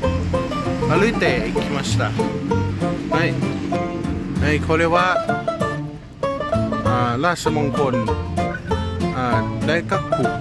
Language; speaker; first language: Japanese; non-native, learner; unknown